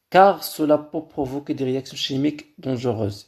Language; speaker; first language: French; non-native, local second language; Arabic